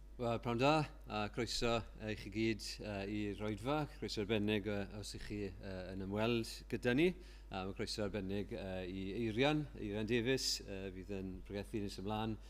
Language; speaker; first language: Welsh; native; Welsh